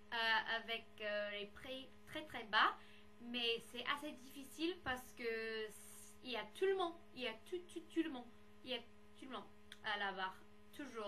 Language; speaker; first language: French; non-native, fluent; English